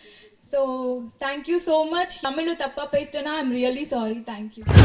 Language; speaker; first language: Tamil; non-native, learner; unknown